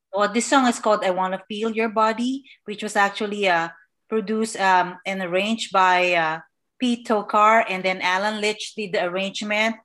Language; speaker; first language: English; non-native, local second language; Filipino